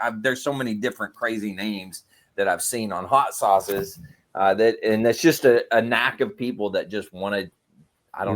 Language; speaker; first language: English; native; English